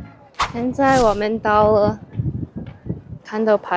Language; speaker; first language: Chinese; non-native, learner; English